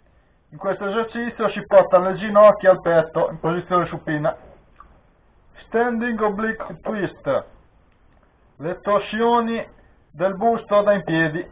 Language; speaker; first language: Italian; native; Italian